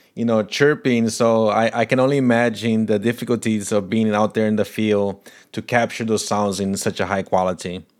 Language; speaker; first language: English; non-native, fluent; Portuguese